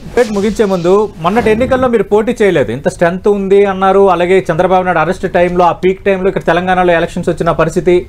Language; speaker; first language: Telugu; native; Telugu